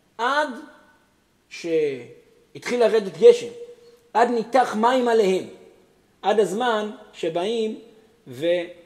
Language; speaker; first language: Hebrew; native; Hebrew